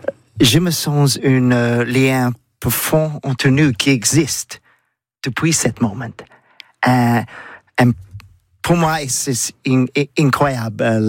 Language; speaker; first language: French; non-native, learner; English